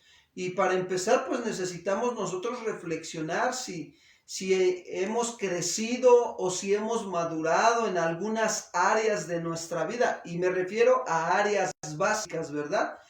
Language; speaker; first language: Spanish; native; Spanish